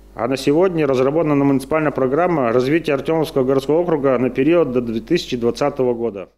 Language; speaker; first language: Russian; native; Russian